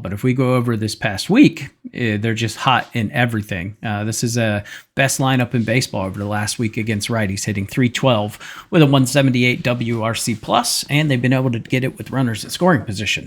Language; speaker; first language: English; native; English